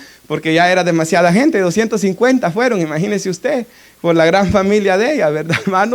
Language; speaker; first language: Spanish; native; Spanish